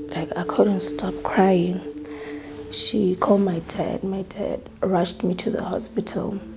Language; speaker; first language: English; non-native, local second language; Southern Sotho